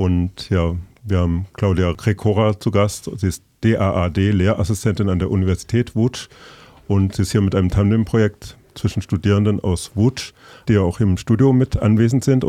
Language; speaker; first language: German; native; German